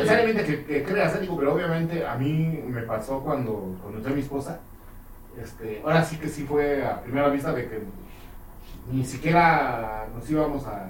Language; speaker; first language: Spanish; native; Spanish